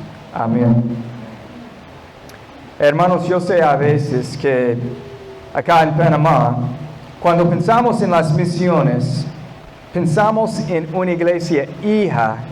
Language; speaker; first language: Spanish; non-native, fluent; English